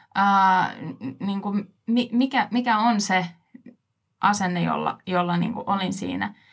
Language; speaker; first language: Finnish; non-native, fluent; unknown